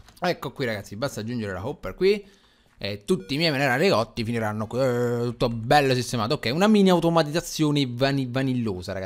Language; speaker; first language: Italian; native; Italian